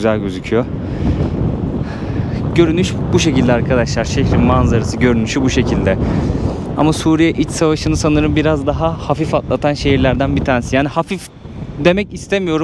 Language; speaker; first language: Turkish; native; Turkish